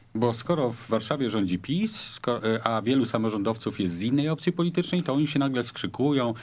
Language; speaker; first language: Polish; native; Polish